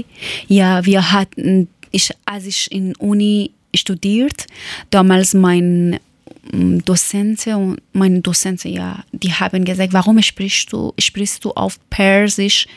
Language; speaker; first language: German; non-native, learner; Persian